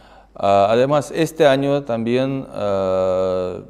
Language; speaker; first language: Spanish; non-native, fluent; Russian